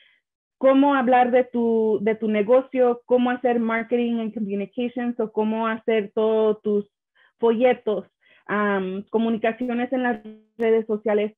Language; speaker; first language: Spanish; early bilingual, other home language; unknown